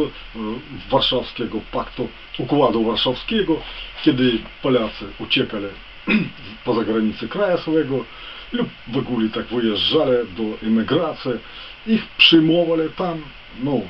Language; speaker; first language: Polish; non-native, fluent; Ukrainian